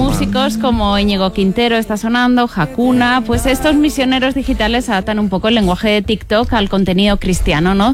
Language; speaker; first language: Spanish; native; Spanish